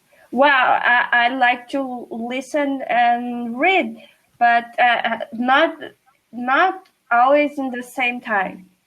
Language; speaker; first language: English; non-native, fluent; Portuguese